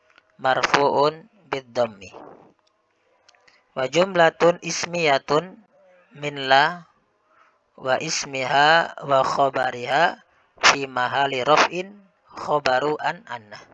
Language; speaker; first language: Arabic; non-native, fluent; Indonesian